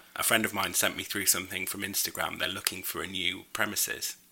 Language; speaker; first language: English; native; English